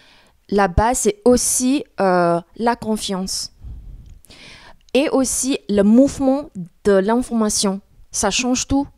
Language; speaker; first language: French; non-native, fluent; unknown